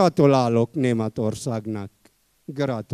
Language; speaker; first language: Hungarian; non-native, fluent; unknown